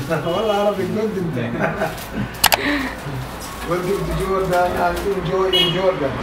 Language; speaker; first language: English; non-native, learner; Arabic